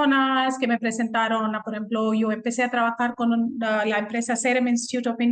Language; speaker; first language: Spanish; non-native, fluent; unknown